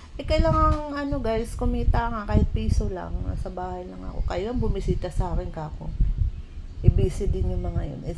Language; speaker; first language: Filipino; non-native, local second language; Cebuano